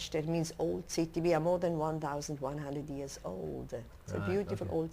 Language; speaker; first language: English; non-native, local second language; German